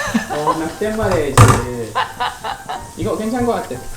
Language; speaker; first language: Korean; non-native, fluent; Malay